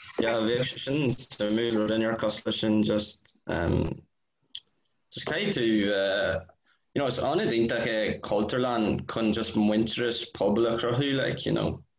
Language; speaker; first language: Irish; non-native, local second language; English